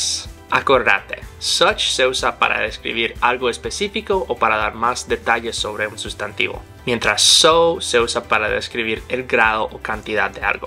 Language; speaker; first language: Spanish; non-native, fluent; English